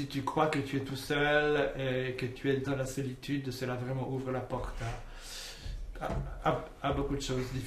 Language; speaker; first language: French; native; French